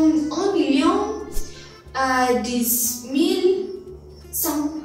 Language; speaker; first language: French; non-native, learner; Spanish